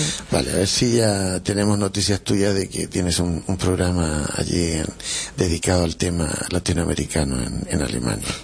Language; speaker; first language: Spanish; native; Spanish